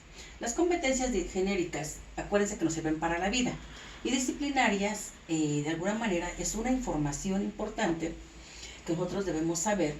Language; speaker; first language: Spanish; native; Spanish